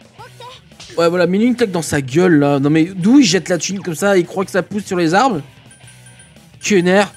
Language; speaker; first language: French; native; French